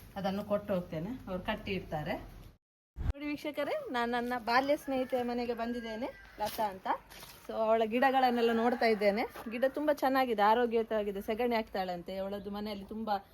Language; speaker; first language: Kannada; non-native, local second language; Tulu